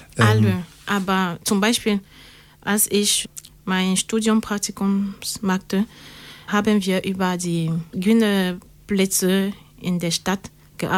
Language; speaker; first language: German; non-native, learner; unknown